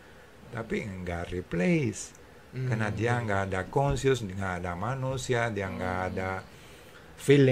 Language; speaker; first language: Indonesian; non-native, fluent; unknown